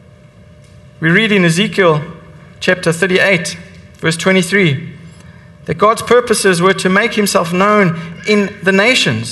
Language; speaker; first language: English; native; English